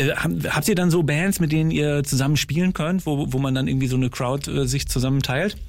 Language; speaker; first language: German; native; German